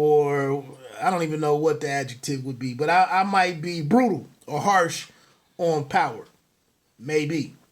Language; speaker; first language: English; native; English